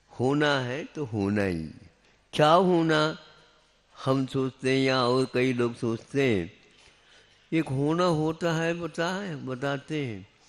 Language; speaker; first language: Hindi; non-native, local second language; Kannada